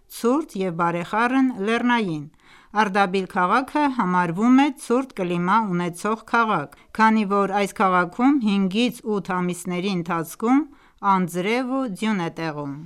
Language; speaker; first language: Armenian; early bilingual, heritage; Armenian